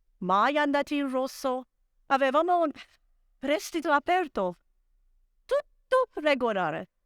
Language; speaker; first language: Italian; non-native, fluent; Persian